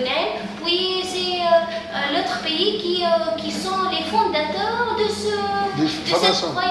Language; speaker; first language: French; non-native, learner; Arabic